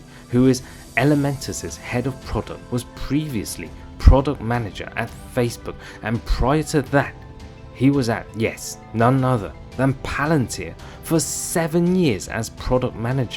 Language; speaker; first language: English; native; English